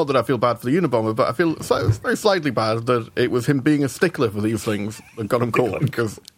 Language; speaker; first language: English; native; English